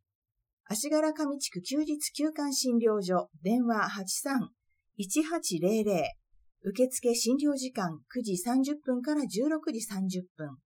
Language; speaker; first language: Japanese; native; Japanese